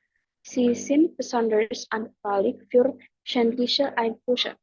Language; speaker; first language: German; non-native, learner; Indonesian